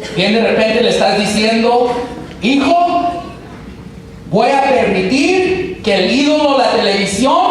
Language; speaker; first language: Spanish; early bilingual, heritage; Spanish